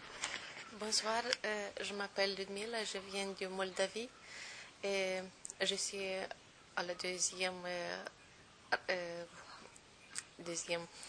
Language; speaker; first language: French; non-native, learner; Romanian